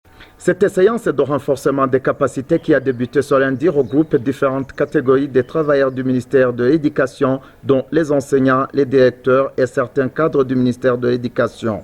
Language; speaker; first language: French; non-native, local second language; Rundi